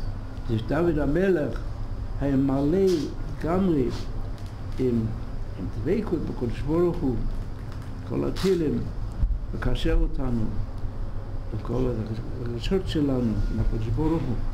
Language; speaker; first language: Hebrew; non-native, fluent; English